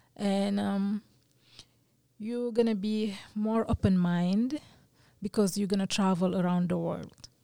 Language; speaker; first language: English; non-native, fluent; French